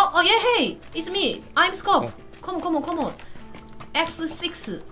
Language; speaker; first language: English; non-native, learner; Korean